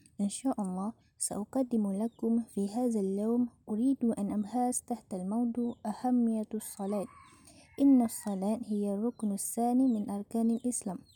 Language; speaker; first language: Arabic; non-native, learner; Malay